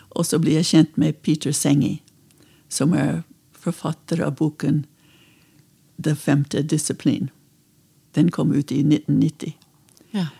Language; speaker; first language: Norwegian; non-native, fluent; English